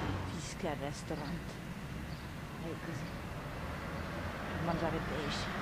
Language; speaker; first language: Italian; non-native, learner; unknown